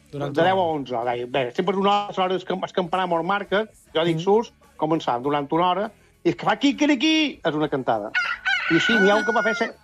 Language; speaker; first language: Catalan; native; Catalan